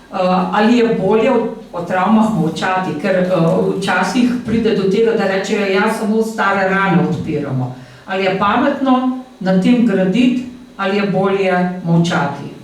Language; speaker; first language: Slovenian; native; Slovenian